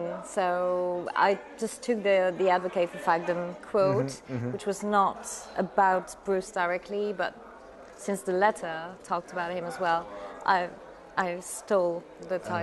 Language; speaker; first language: English; non-native, fluent; French